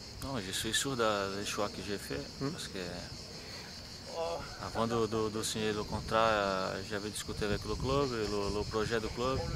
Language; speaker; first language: French; non-native, fluent; Portuguese